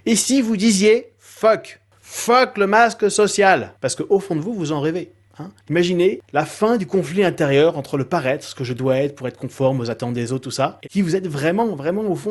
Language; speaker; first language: French; native; French